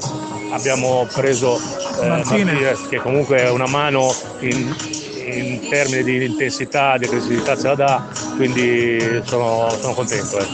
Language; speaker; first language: Italian; native; Italian